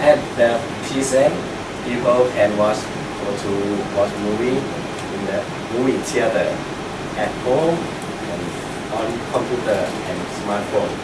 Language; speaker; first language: English; non-native, learner; Thai